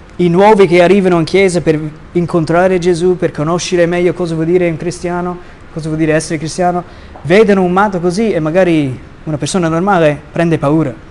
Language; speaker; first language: Italian; non-native, fluent; English